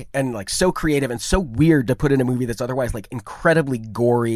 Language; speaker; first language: English; native; English